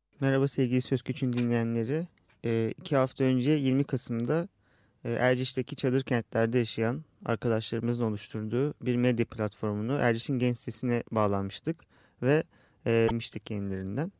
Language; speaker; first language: Turkish; native; Turkish